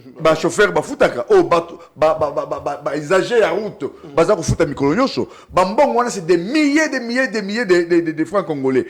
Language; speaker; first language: Lingala; native; Lingala